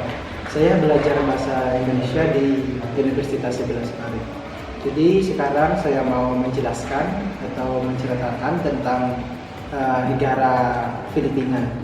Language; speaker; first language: Indonesian; non-native, learner; Filipino